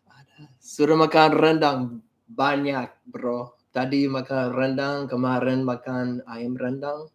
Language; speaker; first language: Indonesian; non-native, learner; English